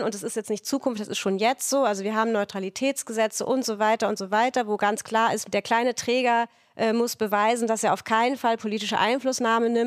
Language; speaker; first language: German; native; German